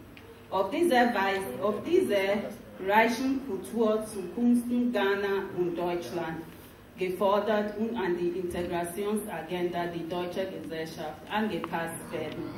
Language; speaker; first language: German; non-native, fluent; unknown